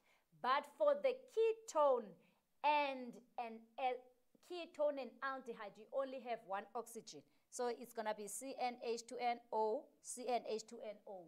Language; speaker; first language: English; non-native, local second language; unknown